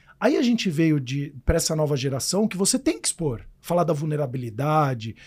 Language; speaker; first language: Portuguese; native; Portuguese